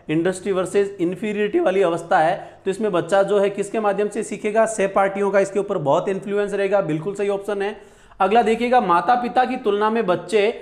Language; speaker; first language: Hindi; native; Hindi